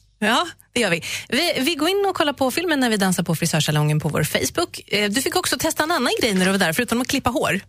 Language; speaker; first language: Swedish; native; Swedish